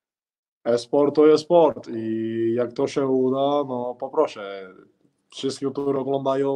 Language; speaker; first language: Polish; non-native, learner; Spanish